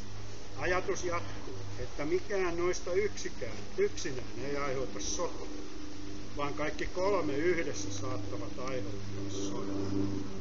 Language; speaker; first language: Finnish; native; Finnish